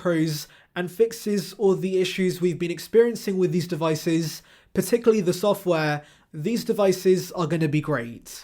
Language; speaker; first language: English; native; English